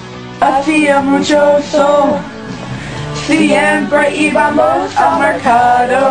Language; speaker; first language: Spanish; non-native, learner; English